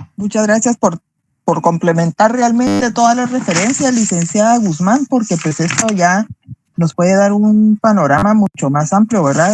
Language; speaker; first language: Spanish; native; Spanish